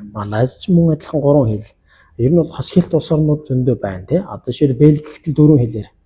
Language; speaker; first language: Mongolian; non-native, local second language; Kazakh